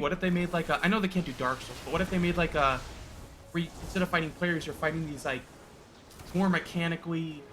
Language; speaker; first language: English; native; English